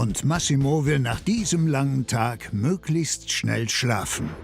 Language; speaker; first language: German; native; German